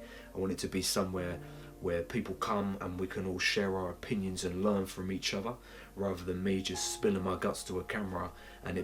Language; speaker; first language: English; native; English